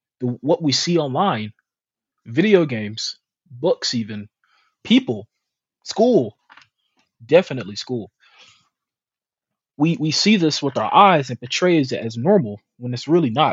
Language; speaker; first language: English; native; English